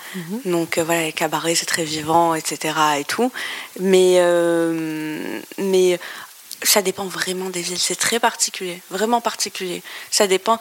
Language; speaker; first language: French; non-native, local second language; Arabic